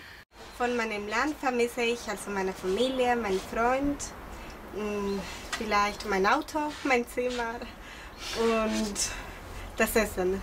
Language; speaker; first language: German; non-native, learner; Mongolian